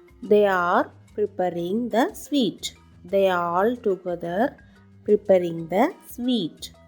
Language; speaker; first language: English; non-native, local second language; Tamil